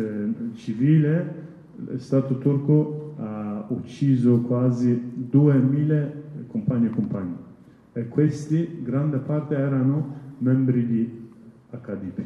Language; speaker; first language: Italian; non-native, learner; Kurdish